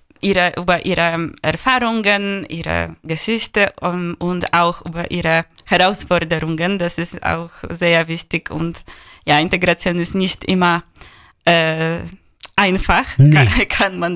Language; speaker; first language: German; non-native, fluent; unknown